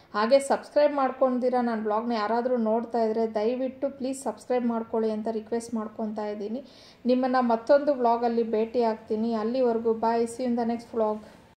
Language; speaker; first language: Kannada; non-native, local second language; Telugu